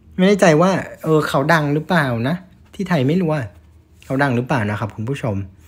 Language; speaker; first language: Thai; non-native, fluent; Vietnamese